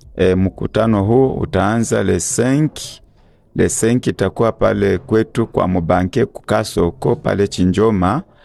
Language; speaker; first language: Swahili; native; Swahili